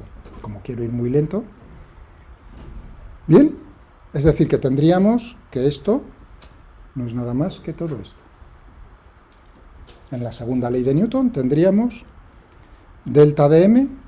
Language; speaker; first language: Spanish; native; Spanish